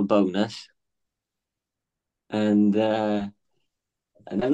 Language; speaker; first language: English; native; English